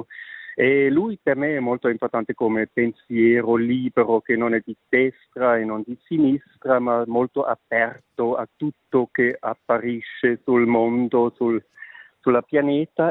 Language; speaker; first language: Italian; non-native, local second language; Swiss German